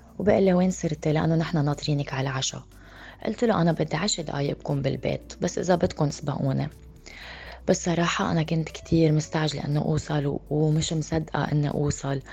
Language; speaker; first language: Arabic; native; Arabic